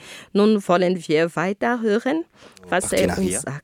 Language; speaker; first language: German; non-native, fluent; Ghomala